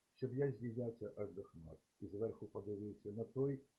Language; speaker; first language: Ukrainian; native; Ukrainian